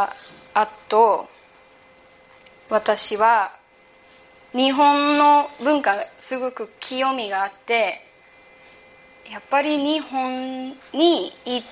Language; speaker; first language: Japanese; early bilingual, heritage; English